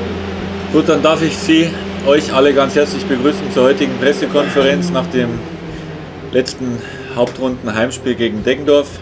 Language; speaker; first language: German; native; German